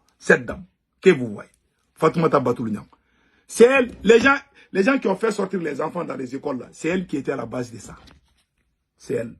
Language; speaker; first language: French; non-native, local second language; Bambara